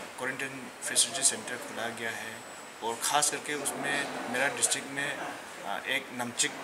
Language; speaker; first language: Hindi; non-native, local second language; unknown